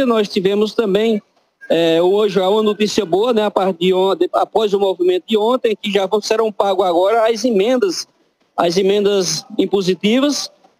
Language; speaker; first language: Portuguese; native; Portuguese